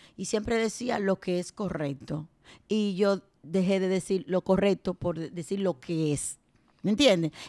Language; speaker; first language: Spanish; native; Spanish